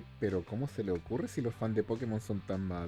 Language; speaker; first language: Spanish; native; Spanish